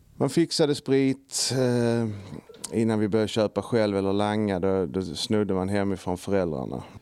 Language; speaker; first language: Swedish; native; Swedish